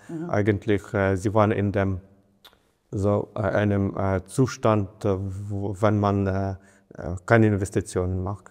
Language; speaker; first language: German; non-native, fluent; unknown